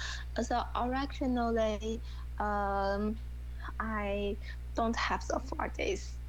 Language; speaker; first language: English; non-native, learner; Chinese